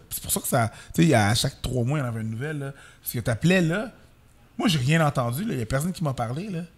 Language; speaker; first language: French; early bilingual, other home language; Haitian Creole